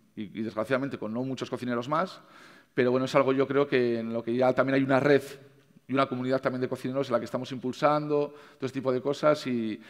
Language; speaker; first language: Spanish; native; Spanish